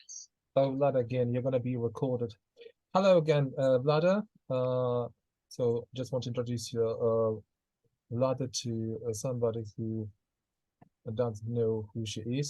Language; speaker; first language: English; non-native, fluent; Russian